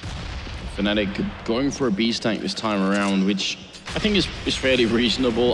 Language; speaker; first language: English; non-native, fluent; Swedish